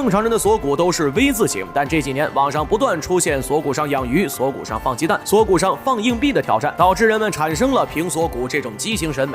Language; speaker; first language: Chinese; native; Chinese